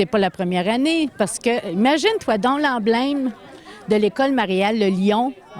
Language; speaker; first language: French; native; French